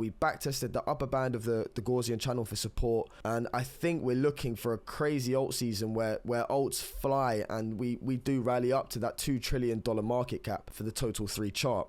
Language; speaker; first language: English; native; English